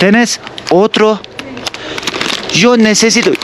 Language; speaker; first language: Spanish; non-native, learner; Turkish